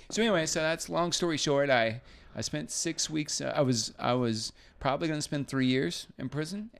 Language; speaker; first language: English; native; English